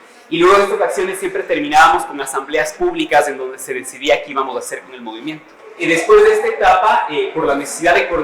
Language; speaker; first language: Spanish; native; Spanish